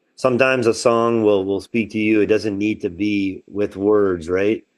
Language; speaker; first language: English; non-native, local second language; French